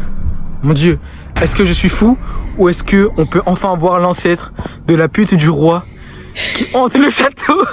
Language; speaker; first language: French; native; French